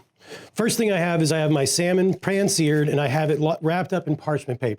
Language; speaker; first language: English; native; English